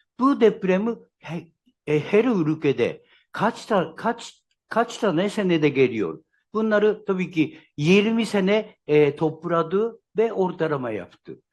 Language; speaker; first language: Turkish; non-native, learner; Japanese